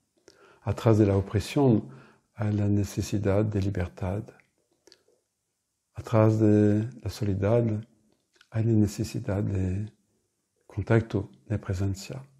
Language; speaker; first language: Spanish; non-native, fluent; French